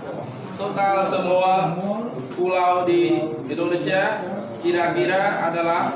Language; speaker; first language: Indonesian; non-native, learner; Khmer